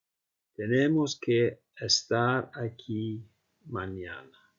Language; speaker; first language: Spanish; non-native, fluent; Icelandic